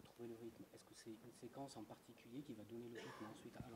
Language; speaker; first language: French; native; French